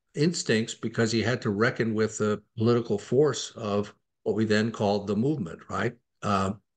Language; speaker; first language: English; native; English